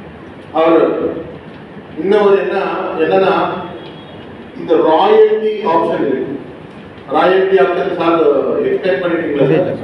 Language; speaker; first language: Tamil; non-native, learner; Kannada